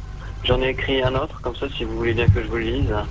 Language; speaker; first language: French; native; French